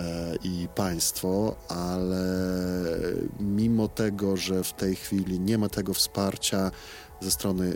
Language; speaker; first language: Polish; non-native, fluent; Belarusian